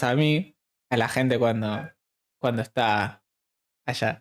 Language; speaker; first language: Spanish; native; Spanish